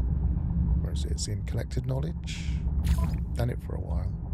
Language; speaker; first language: English; native; English